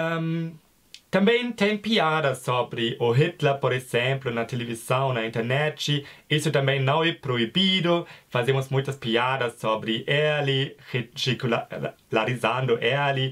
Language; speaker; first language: Portuguese; non-native, fluent; German